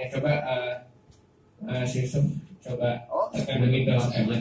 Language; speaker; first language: Indonesian; native; Indonesian